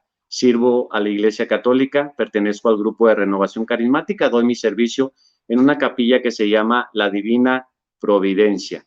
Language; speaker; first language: Spanish; native; Spanish